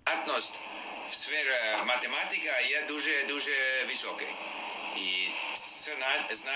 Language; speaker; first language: Ukrainian; non-native, learner; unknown